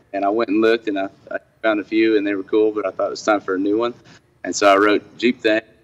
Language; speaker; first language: English; native; English